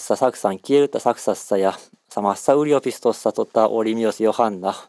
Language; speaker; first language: Finnish; non-native, learner; Japanese